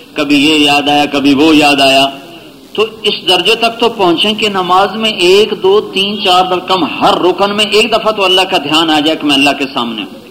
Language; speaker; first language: Urdu; non-native, local second language; Punjabi